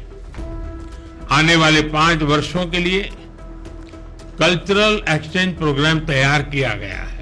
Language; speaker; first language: Hindi; native; Hindi